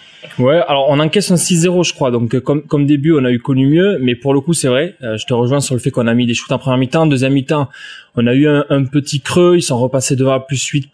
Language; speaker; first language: French; native; French